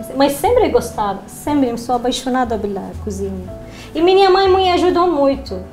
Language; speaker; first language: Portuguese; non-native, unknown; Arabic